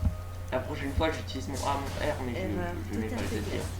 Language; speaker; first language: French; native; French